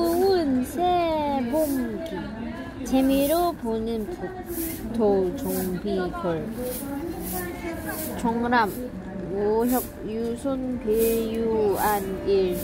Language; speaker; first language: Korean; non-native, learner; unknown